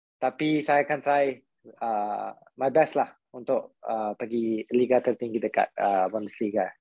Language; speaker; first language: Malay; non-native, local second language; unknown